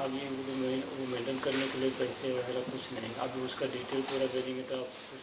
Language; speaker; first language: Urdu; non-native, learner; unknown